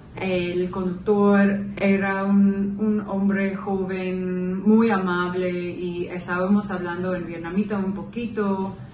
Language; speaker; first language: Spanish; non-native, fluent; English